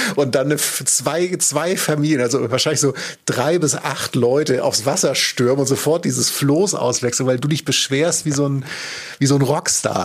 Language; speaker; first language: German; native; German